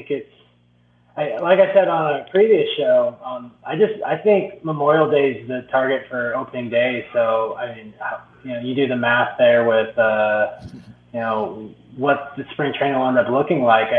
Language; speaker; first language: English; native; English